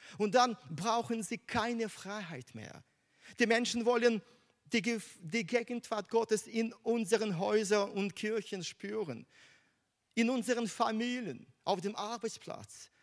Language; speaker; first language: German; non-native, fluent; Russian